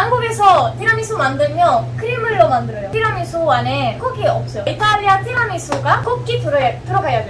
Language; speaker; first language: Korean; non-native, learner; Italian